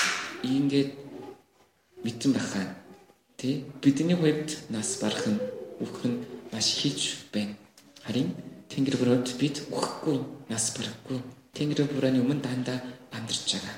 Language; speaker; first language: Mongolian; non-native, fluent; Korean